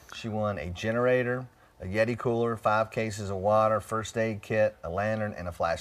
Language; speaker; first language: English; native; English